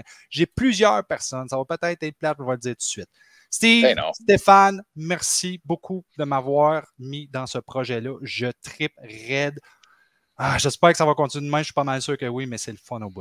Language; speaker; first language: French; native; French